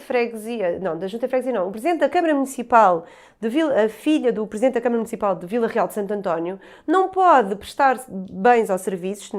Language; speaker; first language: Portuguese; native; Portuguese